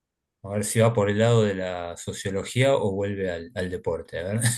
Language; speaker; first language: Spanish; native; Spanish